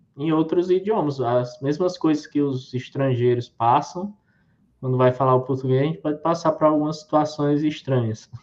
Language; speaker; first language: Portuguese; native; Portuguese